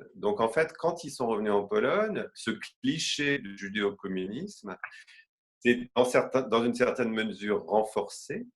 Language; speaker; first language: French; native; French